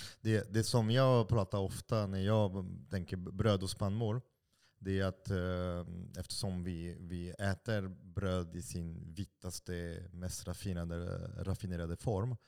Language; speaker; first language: Swedish; non-native, fluent; French